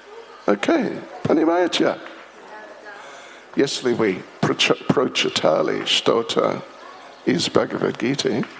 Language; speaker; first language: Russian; non-native, learner; English